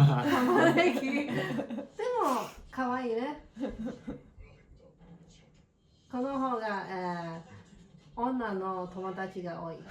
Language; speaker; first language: Japanese; non-native, learner; English